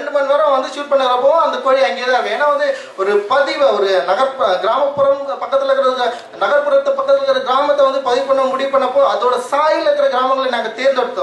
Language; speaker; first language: Tamil; native; Tamil